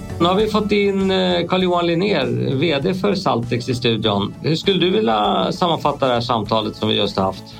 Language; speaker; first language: Swedish; native; Swedish